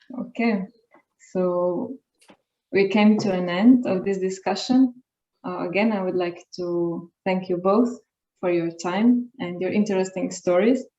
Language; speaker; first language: English; non-native, fluent; Slovenian